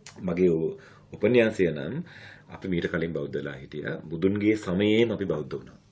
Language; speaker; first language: Sinhala; non-native, local second language; Tamil